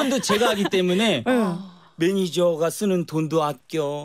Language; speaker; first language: Korean; native; Korean